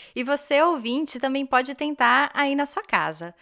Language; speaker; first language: Portuguese; native; Portuguese